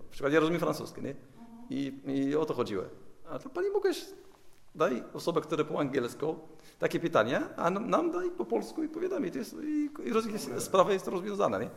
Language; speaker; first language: Polish; non-native, learner; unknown